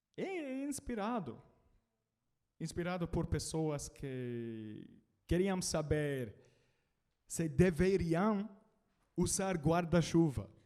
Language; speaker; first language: Portuguese; non-native, learner; English